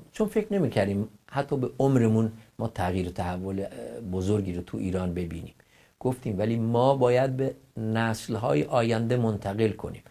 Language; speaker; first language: Persian; non-native, local second language; Kurdish